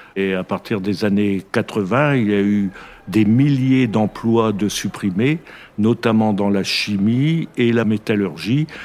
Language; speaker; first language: French; native; French